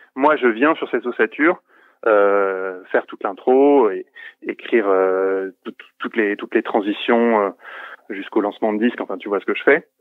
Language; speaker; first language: French; native; French